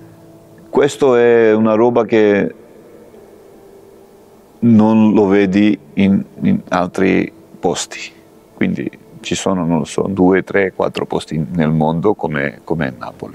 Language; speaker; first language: Italian; non-native, fluent; Georgian